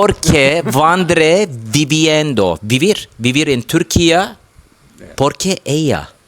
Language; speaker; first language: Spanish; non-native, learner; Turkish